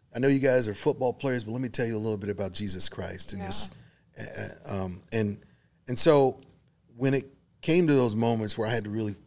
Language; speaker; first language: English; native; English